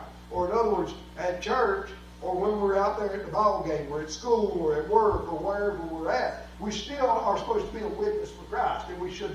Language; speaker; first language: English; native; English